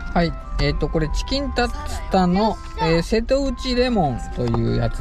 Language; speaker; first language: Japanese; native; Japanese